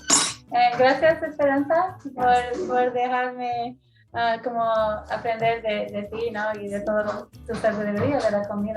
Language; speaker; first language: Spanish; early bilingual, heritage; Spanish